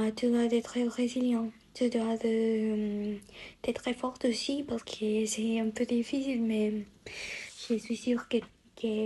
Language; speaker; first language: French; non-native, learner; Spanish